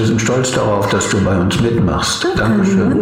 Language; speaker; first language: German; native; German